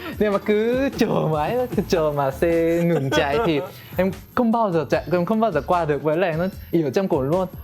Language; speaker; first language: Vietnamese; non-native, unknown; Korean